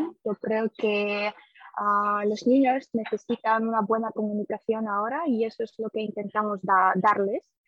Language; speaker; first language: Spanish; non-native, fluent; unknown